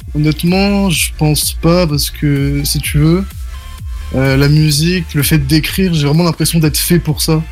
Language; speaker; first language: French; native; French